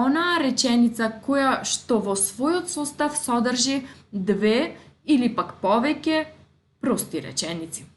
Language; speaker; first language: Macedonian; native; Macedonian